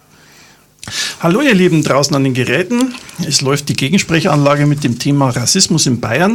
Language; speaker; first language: German; native; German